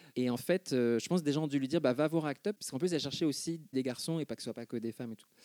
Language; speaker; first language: French; native; French